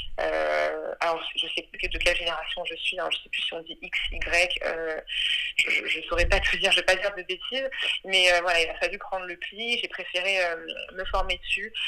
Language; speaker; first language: French; early bilingual, other home language; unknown